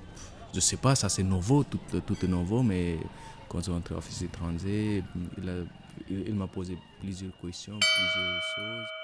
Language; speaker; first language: French; non-native, learner; Nepali